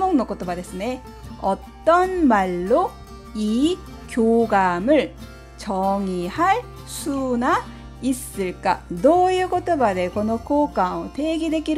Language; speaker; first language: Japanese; non-native, fluent; Korean